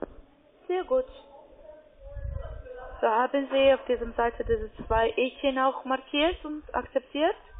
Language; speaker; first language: German; non-native, learner; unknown